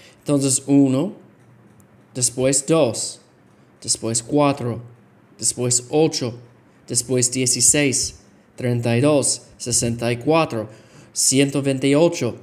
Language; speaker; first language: Spanish; non-native, fluent; English